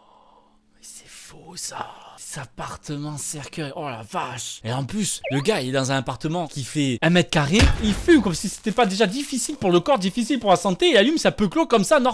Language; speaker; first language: French; native; French